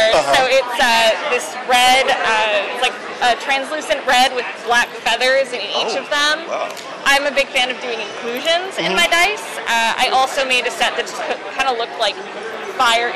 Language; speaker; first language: English; native; English